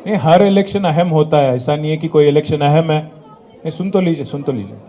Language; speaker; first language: Hindi; non-native, local second language; Telugu